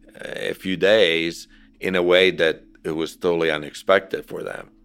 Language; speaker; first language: English; non-native, fluent; Italian